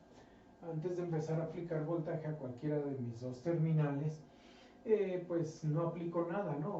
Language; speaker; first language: Spanish; native; Spanish